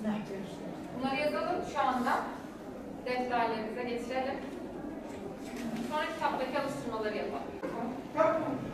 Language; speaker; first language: Turkish; native; Turkish